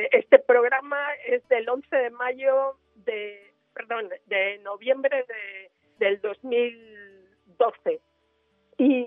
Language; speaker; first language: Spanish; native; Spanish